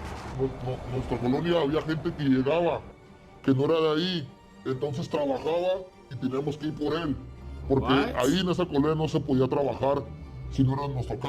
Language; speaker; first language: Spanish; native; Spanish